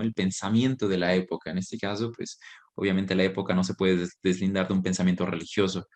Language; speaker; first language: Spanish; native; Spanish